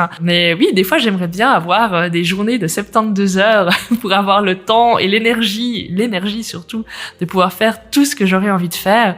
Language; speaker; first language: French; native; French